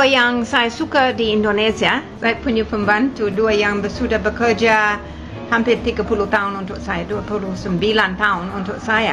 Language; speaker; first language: Indonesian; non-native, fluent; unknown